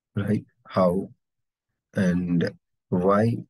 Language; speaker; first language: English; non-native, local second language; Kannada